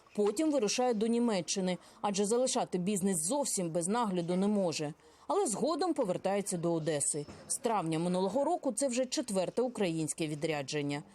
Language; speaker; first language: Ukrainian; native; Ukrainian